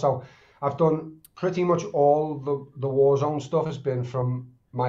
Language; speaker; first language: English; native; English